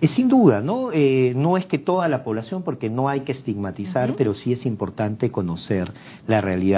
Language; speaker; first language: Spanish; native; Spanish